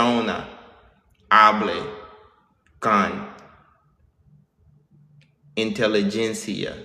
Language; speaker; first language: Spanish; non-native, learner; English